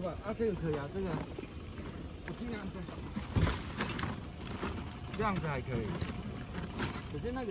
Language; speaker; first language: Chinese; native; Chinese